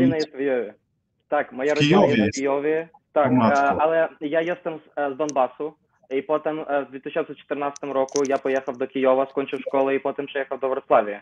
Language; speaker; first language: Polish; non-native, learner; Ukrainian